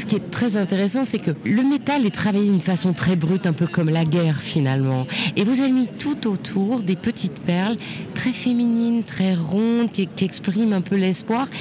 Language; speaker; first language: French; native; French